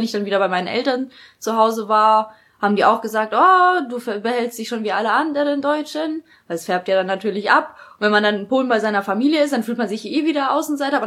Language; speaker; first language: German; early bilingual, other home language; Polish